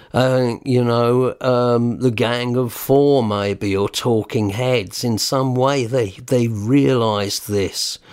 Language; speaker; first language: English; native; English